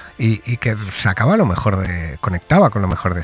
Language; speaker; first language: Spanish; native; Spanish